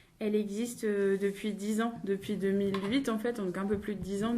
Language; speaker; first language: French; native; French